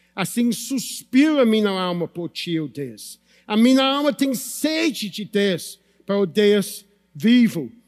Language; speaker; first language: Portuguese; non-native, fluent; English